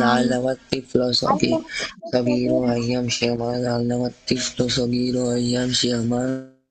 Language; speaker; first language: Arabic; non-native, learner; Bangla